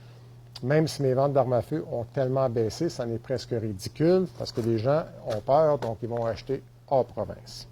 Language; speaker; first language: French; native; French